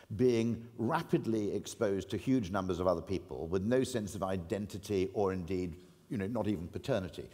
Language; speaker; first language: English; native; English